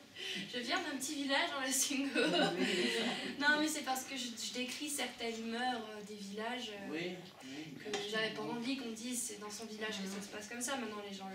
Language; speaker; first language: French; native; French